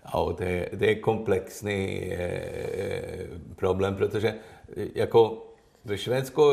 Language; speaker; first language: Czech; non-native, learner; Swedish